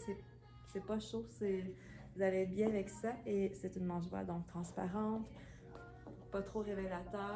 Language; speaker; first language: French; native; French